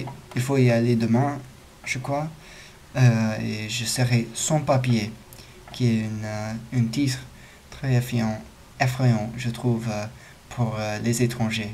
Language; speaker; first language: French; non-native, learner; English